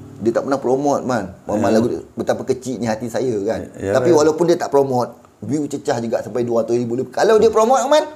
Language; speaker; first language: Malay; native; Malay